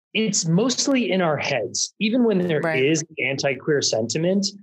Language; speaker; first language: English; native; English